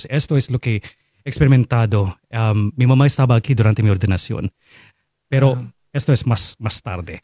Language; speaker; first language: Spanish; non-native, fluent; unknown